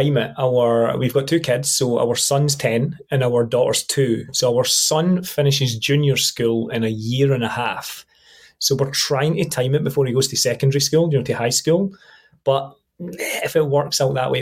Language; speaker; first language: English; native; English